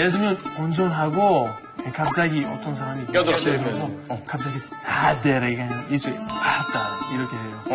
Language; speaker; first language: Korean; non-native, fluent; Greek